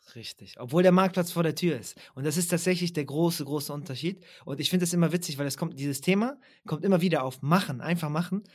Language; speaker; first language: German; early bilingual, other home language; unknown